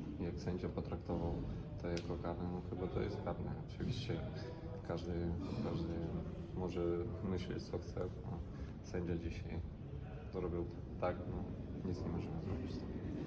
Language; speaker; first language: Polish; non-native, fluent; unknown